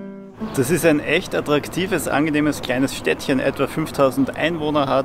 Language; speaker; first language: German; native; German